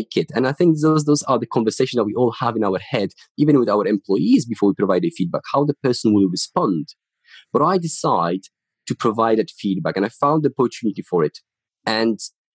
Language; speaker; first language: English; non-native, fluent; Polish